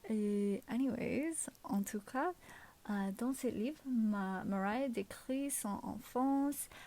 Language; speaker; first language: French; non-native, learner; English